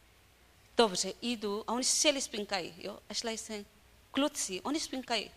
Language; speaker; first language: Czech; non-native, learner; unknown